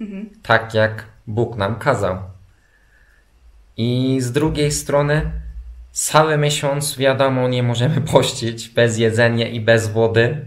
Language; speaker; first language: Polish; non-native, fluent; Turkish